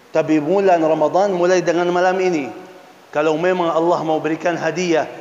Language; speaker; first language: Indonesian; non-native, fluent; Arabic